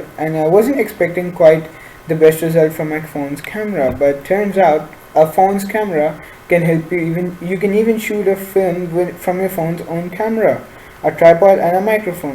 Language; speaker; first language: English; non-native, local second language; Urdu